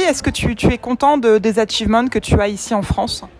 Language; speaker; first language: French; native; French